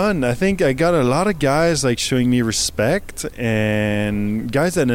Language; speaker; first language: English; native; English